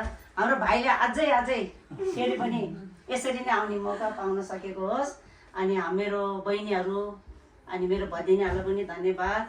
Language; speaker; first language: Nepali; non-native, local second language; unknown